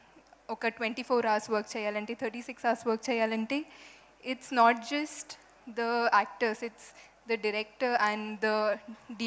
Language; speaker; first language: Telugu; non-native, fluent; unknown